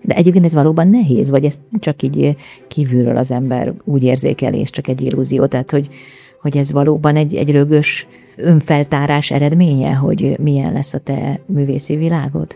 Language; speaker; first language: Hungarian; native; Hungarian